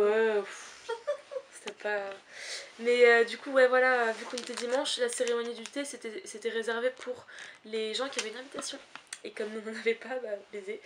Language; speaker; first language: French; native; French